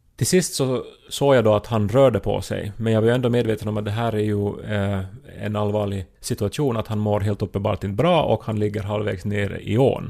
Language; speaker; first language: Swedish; native; Swedish